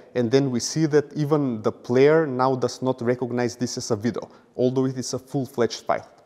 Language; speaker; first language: English; non-native, fluent; Macedonian